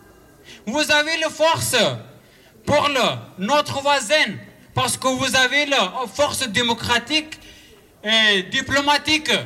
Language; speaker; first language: French; non-native, learner; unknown